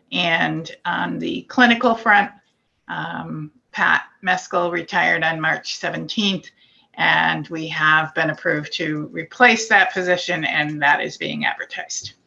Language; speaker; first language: English; native; English